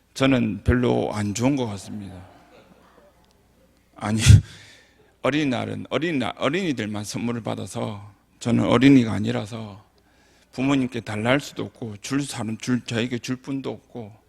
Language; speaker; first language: Korean; native; Korean